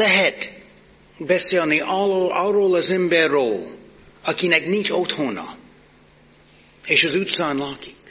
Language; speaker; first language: Hungarian; non-native, fluent; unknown